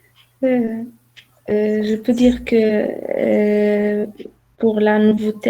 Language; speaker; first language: French; non-native, learner; Arabic